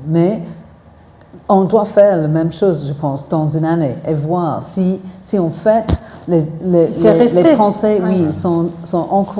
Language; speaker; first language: French; non-native, fluent; English